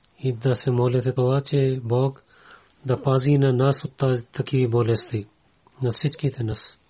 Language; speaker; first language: Bulgarian; non-native, learner; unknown